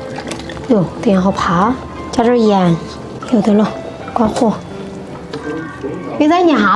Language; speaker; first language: Chinese; native; Chinese